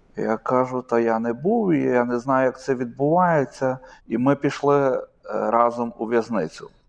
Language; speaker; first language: Ukrainian; native; Ukrainian